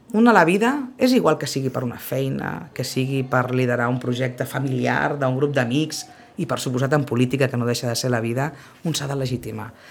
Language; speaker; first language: Catalan; native; Catalan